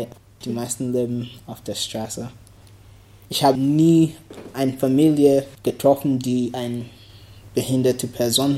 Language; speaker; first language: German; non-native, learner; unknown